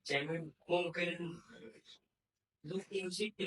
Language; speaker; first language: Korean; non-native, learner; Vietnamese